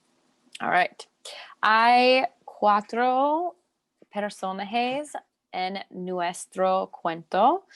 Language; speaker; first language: Spanish; non-native, learner; English